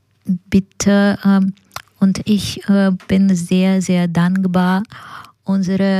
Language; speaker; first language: German; non-native, learner; Ukrainian